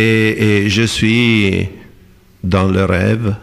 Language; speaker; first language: French; non-native, fluent; Italian